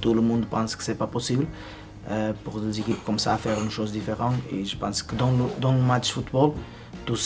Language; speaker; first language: French; non-native, fluent; Spanish